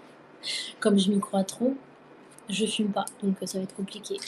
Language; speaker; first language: French; native; French